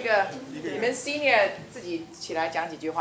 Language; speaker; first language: Chinese; native; Chinese